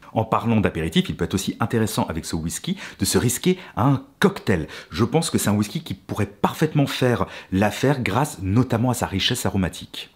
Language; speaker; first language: French; native; French